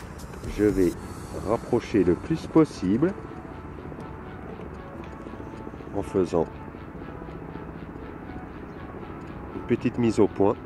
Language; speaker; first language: French; native; French